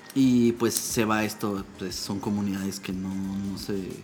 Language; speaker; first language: Spanish; native; Spanish